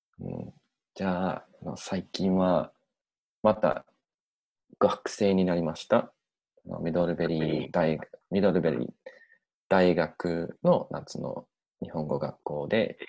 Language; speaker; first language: Japanese; non-native, learner; English